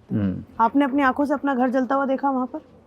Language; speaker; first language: Hindi; native; Hindi